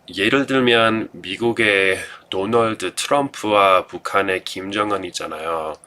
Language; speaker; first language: Korean; non-native, fluent; English